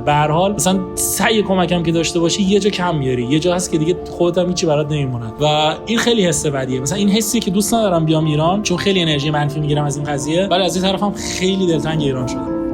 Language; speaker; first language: Persian; native; Persian